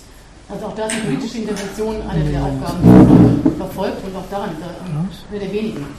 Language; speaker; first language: German; native; German